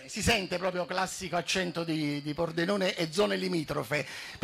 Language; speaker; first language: Italian; native; Italian